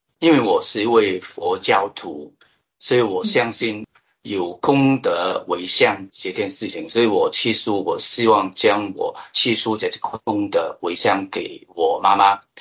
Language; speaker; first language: Chinese; non-native, local second language; Cantonese